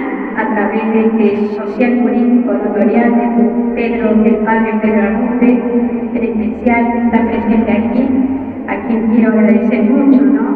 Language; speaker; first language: Spanish; native; Spanish